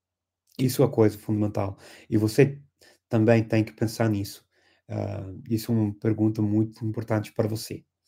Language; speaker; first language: Portuguese; non-native, fluent; English